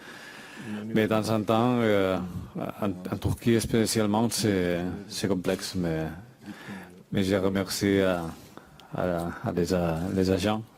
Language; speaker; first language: French; non-native, fluent; Spanish